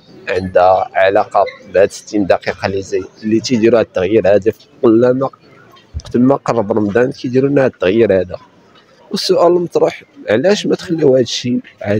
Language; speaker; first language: Arabic; native; Arabic